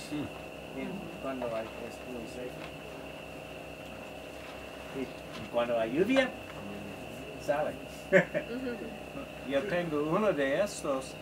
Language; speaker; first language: Spanish; non-native, learner; English